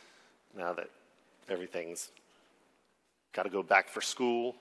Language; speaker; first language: English; native; English